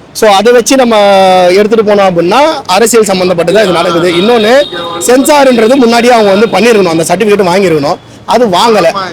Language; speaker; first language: Tamil; native; Tamil